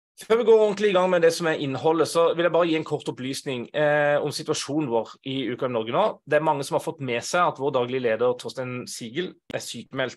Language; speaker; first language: Norwegian; native; Norwegian